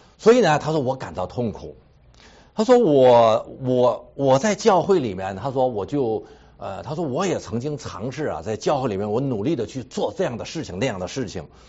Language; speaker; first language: Chinese; native; Chinese